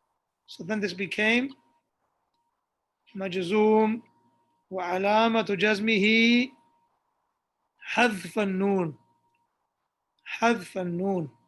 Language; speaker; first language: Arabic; non-native, fluent; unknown